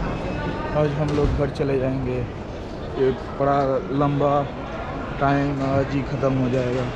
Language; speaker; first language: Hindi; non-native, local second language; Bangla